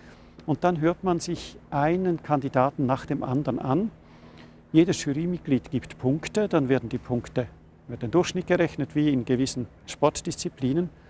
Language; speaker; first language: German; native; German